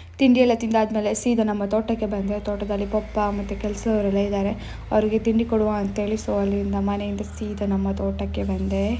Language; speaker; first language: Kannada; non-native, local second language; Tulu